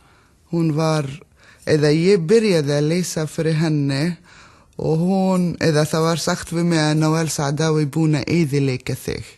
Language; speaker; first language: Icelandic; non-native, learner; Arabic